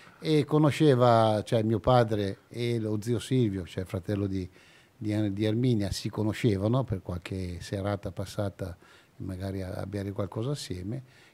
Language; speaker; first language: Italian; native; Italian